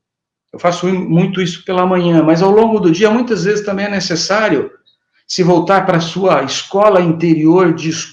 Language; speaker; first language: Portuguese; native; Portuguese